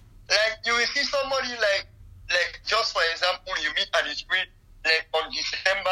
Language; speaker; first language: English; non-native, local second language; Krio